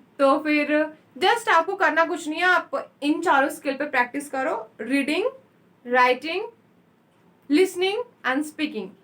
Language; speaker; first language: Hindi; native; Hindi